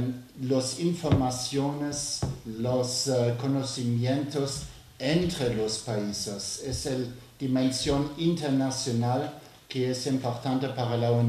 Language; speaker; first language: Spanish; non-native, learner; French